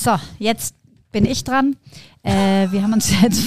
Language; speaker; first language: German; native; German